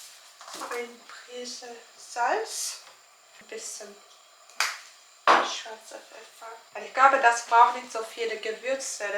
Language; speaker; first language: German; non-native, learner; Turkish